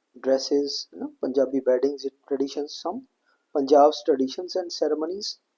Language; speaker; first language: English; non-native, local second language; Punjabi